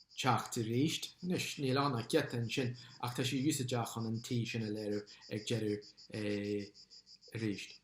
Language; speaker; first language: Irish; non-native, local second language; English